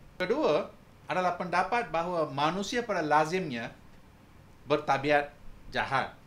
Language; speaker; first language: Malay; non-native, local second language; Tamil